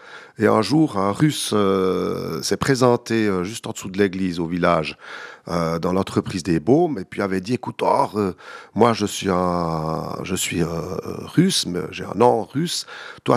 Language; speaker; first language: French; native; French